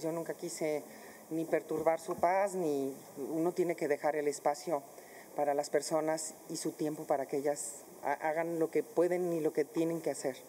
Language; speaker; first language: Spanish; native; Spanish